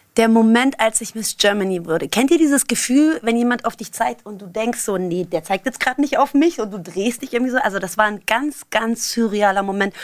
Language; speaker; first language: German; early bilingual, other home language; Persian